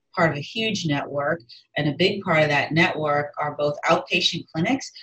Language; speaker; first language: English; native; English